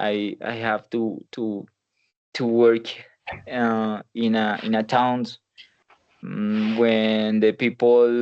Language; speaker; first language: English; non-native, learner; Spanish